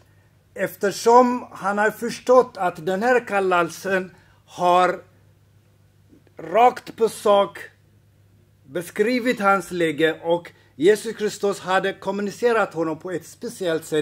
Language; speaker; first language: Swedish; non-native, fluent; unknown